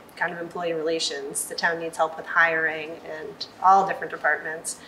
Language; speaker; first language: English; native; English